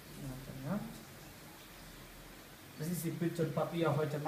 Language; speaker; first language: German; non-native, learner; Italian